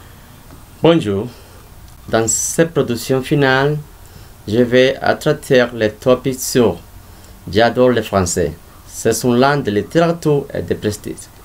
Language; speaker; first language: French; non-native, learner; Spanish